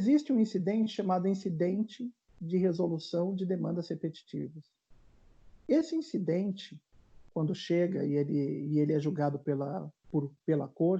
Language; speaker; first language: Portuguese; native; Portuguese